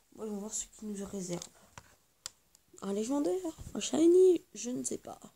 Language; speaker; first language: French; native; French